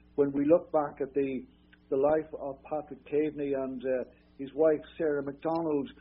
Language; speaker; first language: English; native; English